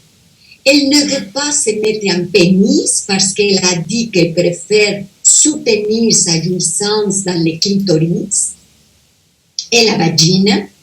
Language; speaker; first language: French; non-native, fluent; Spanish